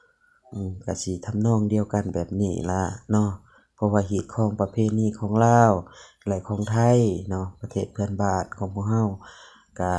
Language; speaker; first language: Thai; non-native, local second language; Lao